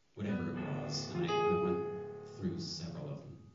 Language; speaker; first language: English; native; English